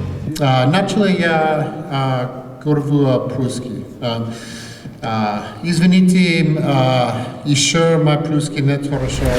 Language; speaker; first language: Russian; non-native, learner; English